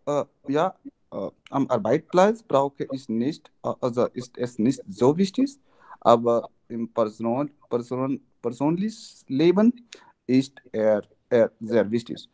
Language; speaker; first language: German; non-native, learner; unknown